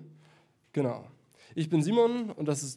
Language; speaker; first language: German; native; German